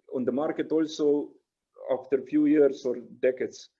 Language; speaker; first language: English; non-native, fluent; Slovenian